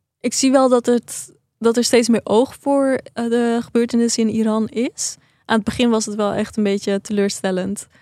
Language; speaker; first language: Dutch; early bilingual, other home language; Persian